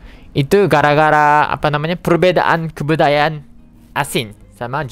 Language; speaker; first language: Indonesian; non-native, fluent; Japanese